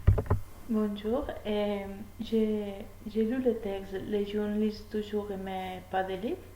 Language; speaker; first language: French; non-native, learner; Spanish